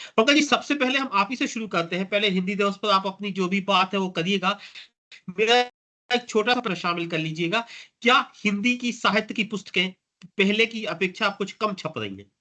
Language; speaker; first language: Hindi; native; Hindi